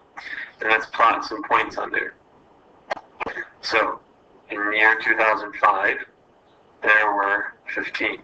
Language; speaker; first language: English; native; English